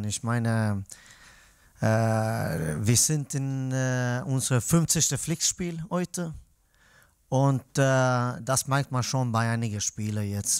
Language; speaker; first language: German; non-native, fluent; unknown